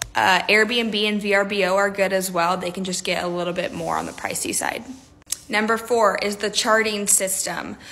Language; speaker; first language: English; native; English